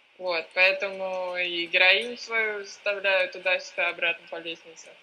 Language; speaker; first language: Russian; native; Russian